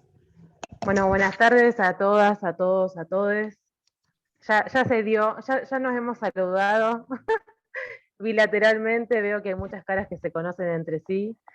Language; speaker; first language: Spanish; native; Spanish